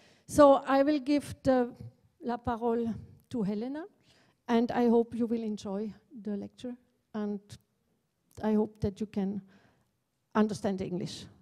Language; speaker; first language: English; non-native, fluent; French